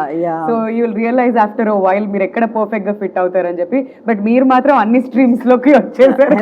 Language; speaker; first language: Telugu; native; Telugu